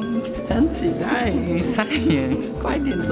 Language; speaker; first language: Chinese; non-native, fluent; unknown